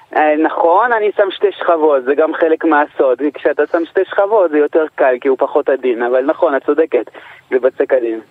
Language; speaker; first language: Hebrew; early bilingual, heritage; English